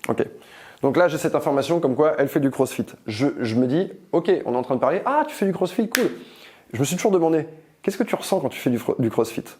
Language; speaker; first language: French; native; French